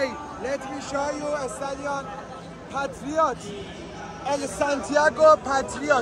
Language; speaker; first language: English; non-native, fluent; Persian